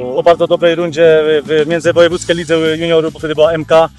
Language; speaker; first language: Polish; native; Polish